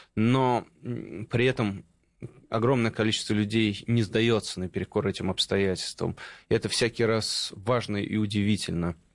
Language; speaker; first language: Russian; native; Russian